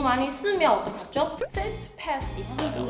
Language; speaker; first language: Korean; non-native, learner; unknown